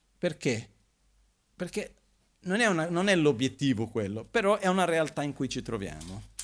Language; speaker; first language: Italian; non-native, fluent; Portuguese